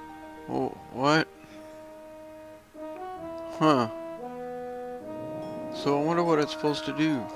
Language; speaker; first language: English; native; English